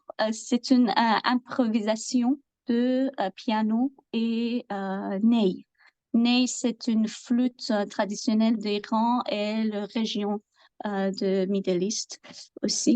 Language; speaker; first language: French; non-native, learner; Persian